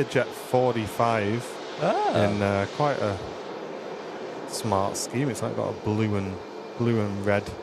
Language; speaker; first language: English; native; English